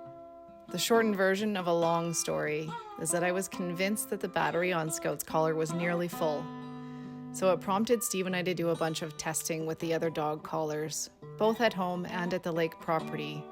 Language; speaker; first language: English; native; English